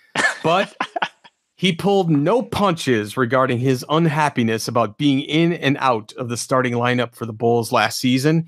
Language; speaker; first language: English; native; English